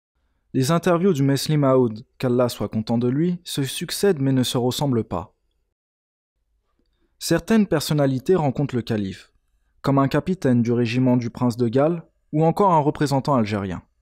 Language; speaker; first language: French; native; French